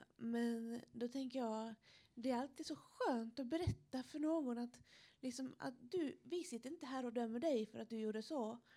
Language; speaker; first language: Swedish; non-native, fluent; Spanish